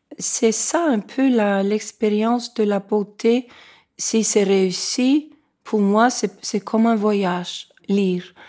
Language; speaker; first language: French; non-native, fluent; Icelandic